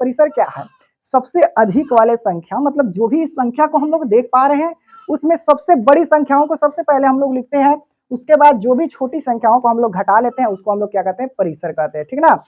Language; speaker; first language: Hindi; native; Hindi